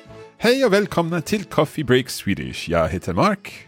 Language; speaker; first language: Swedish; non-native, learner; English